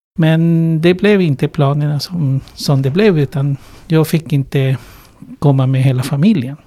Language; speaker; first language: Swedish; non-native, fluent; Spanish